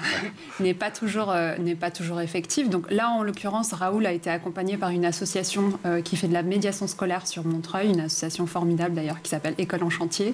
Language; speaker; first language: French; native; French